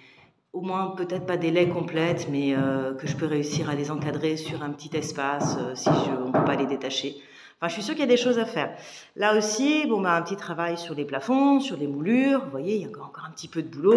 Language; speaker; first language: French; native; French